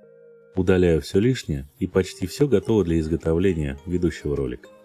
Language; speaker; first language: Russian; native; Russian